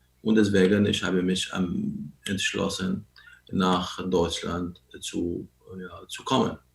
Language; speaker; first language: German; non-native, learner; Arabic